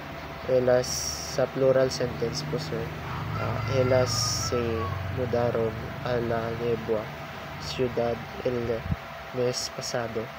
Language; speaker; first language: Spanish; non-native, learner; Filipino